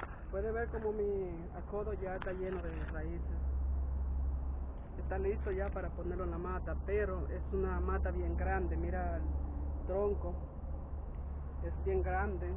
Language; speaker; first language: Spanish; native; Spanish